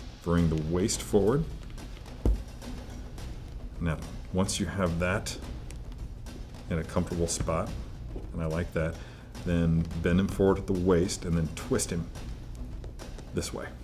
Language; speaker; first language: English; native; English